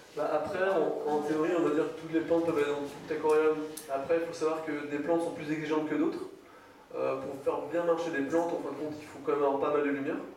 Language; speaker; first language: French; native; French